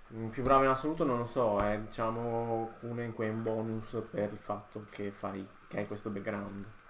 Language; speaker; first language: Italian; native; Italian